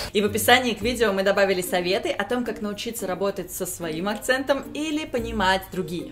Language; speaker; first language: Russian; native; Russian